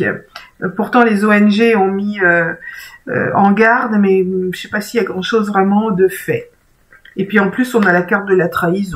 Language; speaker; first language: French; native; French